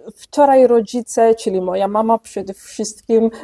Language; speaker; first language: Polish; non-native, fluent; Italian